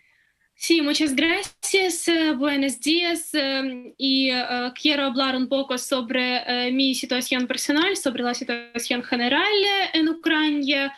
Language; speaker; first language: Spanish; non-native, fluent; Ukrainian